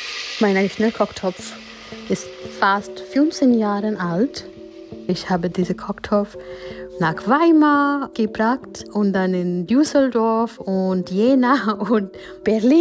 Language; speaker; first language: German; non-native, fluent; Gujarati